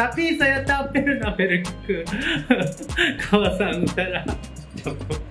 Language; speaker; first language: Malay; non-native, learner; Japanese